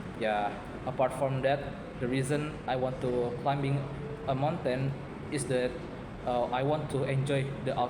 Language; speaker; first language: English; non-native, learner; Indonesian